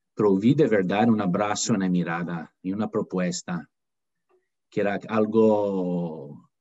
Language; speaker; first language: Spanish; non-native, fluent; English